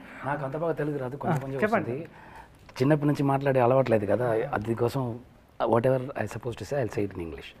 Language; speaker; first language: Telugu; non-native, learner; Tamil